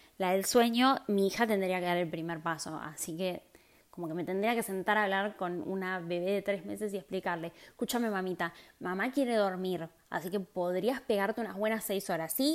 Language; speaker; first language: Spanish; native; Spanish